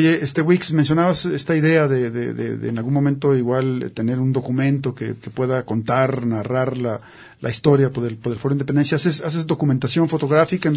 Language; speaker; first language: Spanish; native; Spanish